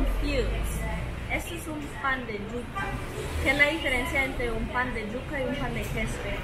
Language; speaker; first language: Spanish; early bilingual, heritage; Spanish